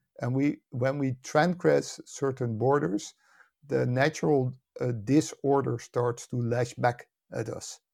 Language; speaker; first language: English; non-native, fluent; Dutch